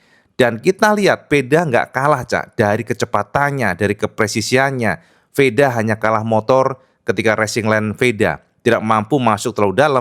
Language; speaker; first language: Indonesian; native; Indonesian